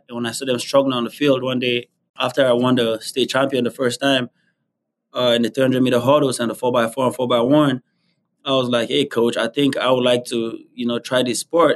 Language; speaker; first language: English; non-native, local second language; Igbo